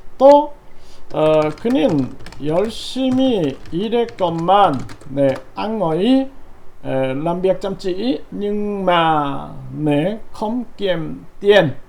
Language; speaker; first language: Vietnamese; non-native, learner; Korean